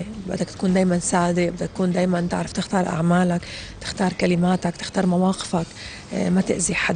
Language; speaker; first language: Arabic; native; Arabic